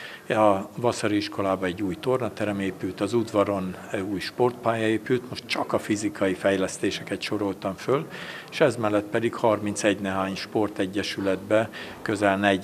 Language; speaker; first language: Hungarian; native; Hungarian